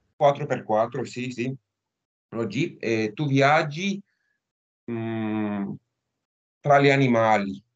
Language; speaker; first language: Italian; non-native, fluent; Romanian